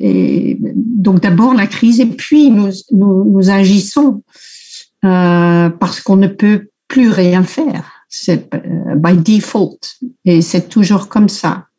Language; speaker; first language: French; non-native, fluent; Dutch